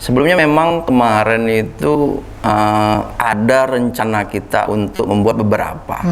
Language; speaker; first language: Indonesian; native; Indonesian